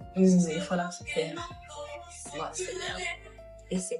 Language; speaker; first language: French; non-native, learner; Thai